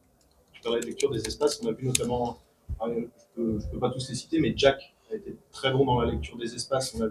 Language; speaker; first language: French; native; French